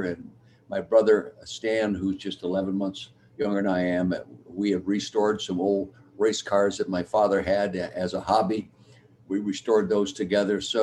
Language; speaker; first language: English; native; English